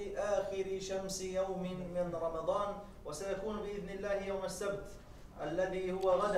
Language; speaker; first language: Arabic; native; Arabic